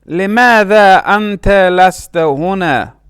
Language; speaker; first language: Arabic; non-native, fluent; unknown